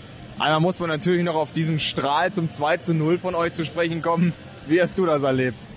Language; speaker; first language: German; native; German